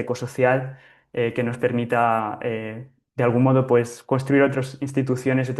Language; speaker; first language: Spanish; native; Spanish